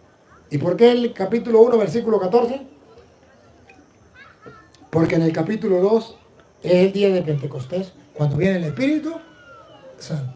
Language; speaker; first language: Spanish; native; Spanish